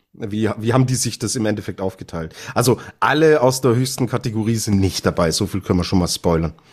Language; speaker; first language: German; native; German